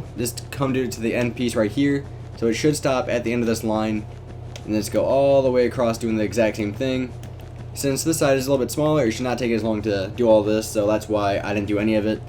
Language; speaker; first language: English; native; English